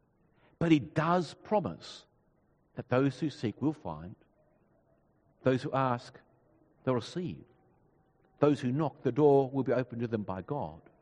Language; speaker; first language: English; native; English